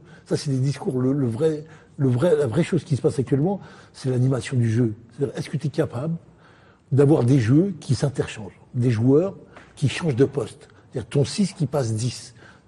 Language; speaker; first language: French; non-native, local second language; Arabic